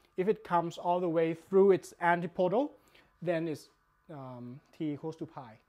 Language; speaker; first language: English; non-native, fluent; Thai